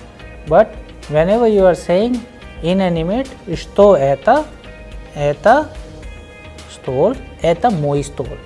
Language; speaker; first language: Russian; non-native, fluent; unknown